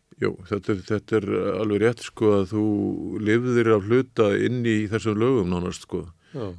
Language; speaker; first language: Icelandic; native; Icelandic